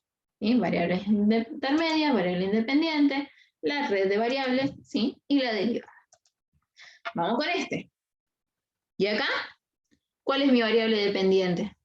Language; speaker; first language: Spanish; native; Spanish